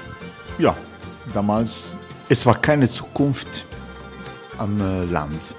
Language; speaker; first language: German; non-native, fluent; Croatian